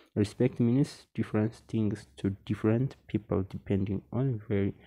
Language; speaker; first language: English; non-native, local second language; Amharic